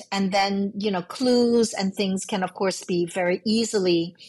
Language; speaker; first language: English; early bilingual, other home language; Cantonese